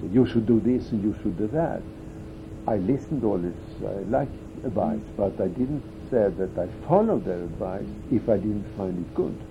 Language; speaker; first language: English; non-native, fluent; Swedish